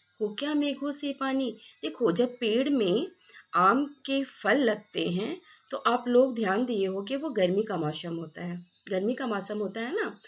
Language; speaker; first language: Hindi; non-native, local second language; Assamese